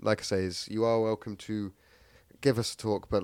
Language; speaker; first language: English; native; English